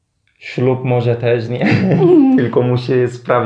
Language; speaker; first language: Polish; non-native, learner; Turkish